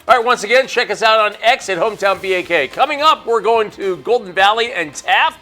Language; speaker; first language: English; native; English